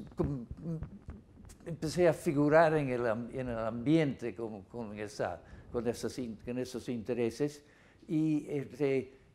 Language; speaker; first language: Spanish; non-native, fluent; English